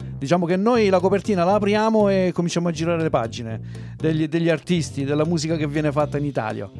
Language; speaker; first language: Italian; native; Italian